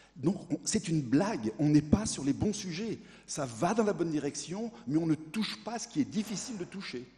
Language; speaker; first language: French; native; French